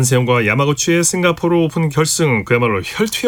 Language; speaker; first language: Korean; native; Korean